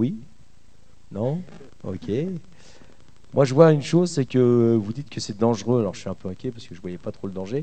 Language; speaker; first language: French; native; French